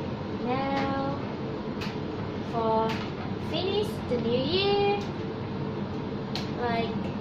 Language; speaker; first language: English; non-native, learner; Vietnamese